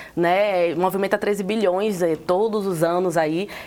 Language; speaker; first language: Portuguese; native; Portuguese